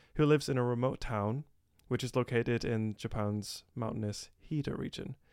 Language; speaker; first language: English; native; English